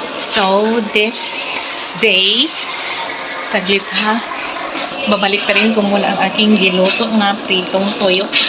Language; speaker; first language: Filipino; non-native, local second language; Cebuano